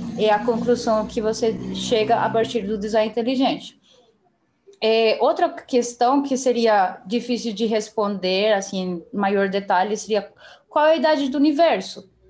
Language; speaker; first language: Portuguese; non-native, fluent; Spanish